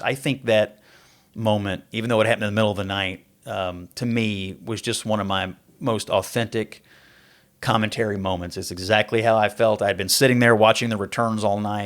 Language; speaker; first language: English; native; English